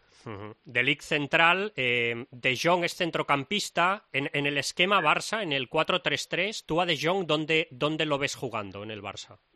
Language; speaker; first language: Spanish; native; Spanish